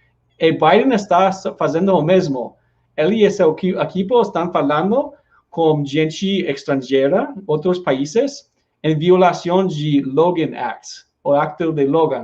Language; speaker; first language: Portuguese; non-native, learner; Spanish